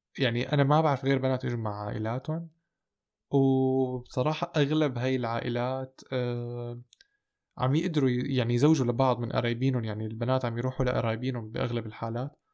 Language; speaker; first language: Arabic; native; Arabic